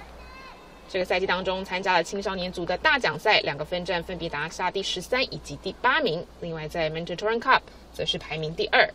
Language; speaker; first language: Chinese; native; Chinese